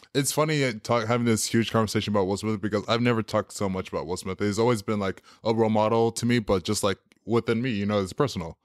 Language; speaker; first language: English; native; English